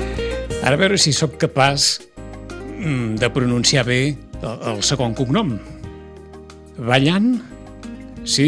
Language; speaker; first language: Catalan; native; Catalan